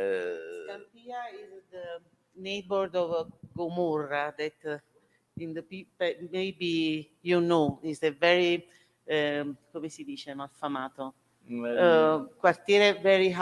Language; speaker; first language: English; non-native, learner; Italian